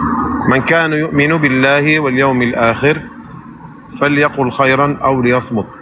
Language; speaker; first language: Arabic; non-native, learner; Indonesian